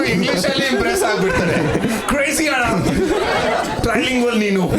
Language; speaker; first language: Kannada; non-native, local second language; Punjabi